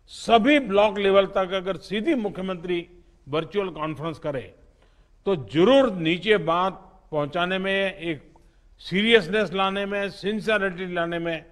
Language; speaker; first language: Hindi; non-native, local second language; Gujarati